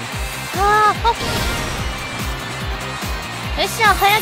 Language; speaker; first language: Japanese; native; Japanese